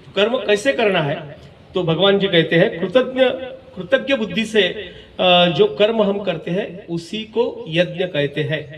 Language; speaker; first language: Hindi; non-native, local second language; Marathi